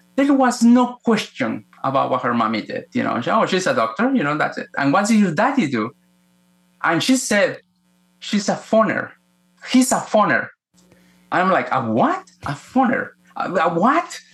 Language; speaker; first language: English; non-native, fluent; Spanish